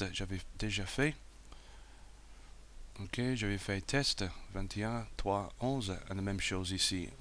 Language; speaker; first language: French; non-native, fluent; English